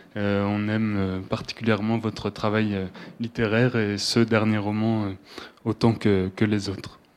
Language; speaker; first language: French; native; French